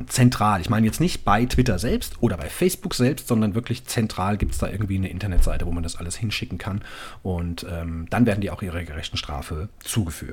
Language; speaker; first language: German; native; German